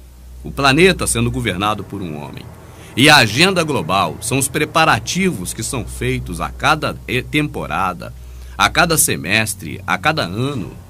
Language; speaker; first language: Portuguese; native; Portuguese